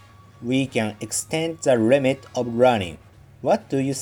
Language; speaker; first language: English; non-native, learner; Japanese